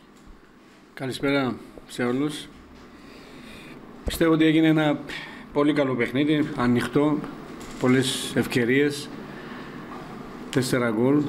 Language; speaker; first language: Greek; non-native, fluent; Georgian